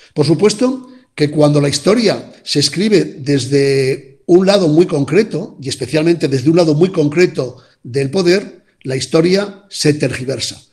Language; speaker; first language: Spanish; native; Spanish